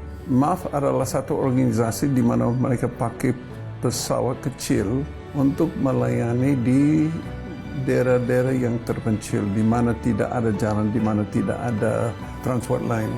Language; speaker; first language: Indonesian; non-native, fluent; English